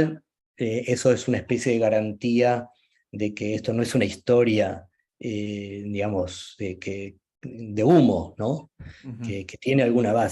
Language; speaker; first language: Spanish; native; Spanish